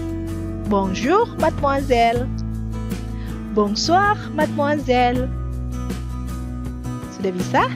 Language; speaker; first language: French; non-native, fluent; Indonesian